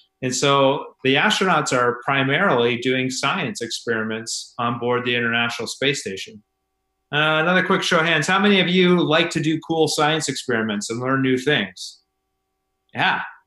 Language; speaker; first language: English; native; English